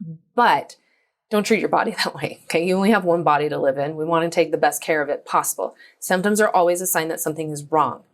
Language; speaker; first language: English; native; English